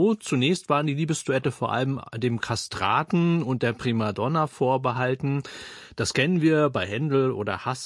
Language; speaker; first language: German; native; German